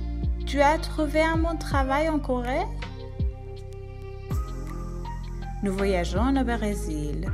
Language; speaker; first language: French; non-native, fluent; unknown